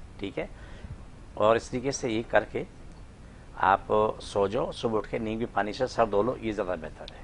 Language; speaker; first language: Urdu; non-native, local second language; Pashto